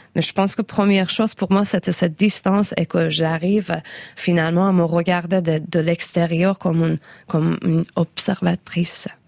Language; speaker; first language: French; non-native, fluent; Persian